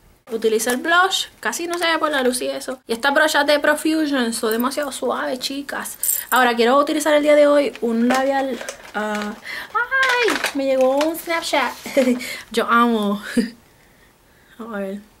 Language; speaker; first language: Spanish; native; Spanish